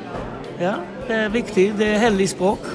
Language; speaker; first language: Norwegian; non-native, learner; Hebrew